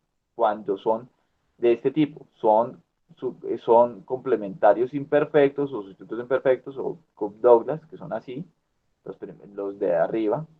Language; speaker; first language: Spanish; native; Spanish